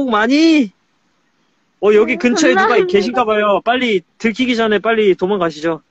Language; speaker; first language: Korean; native; Korean